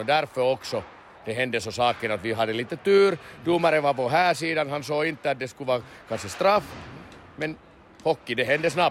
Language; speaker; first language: Swedish; non-native, learner; Finnish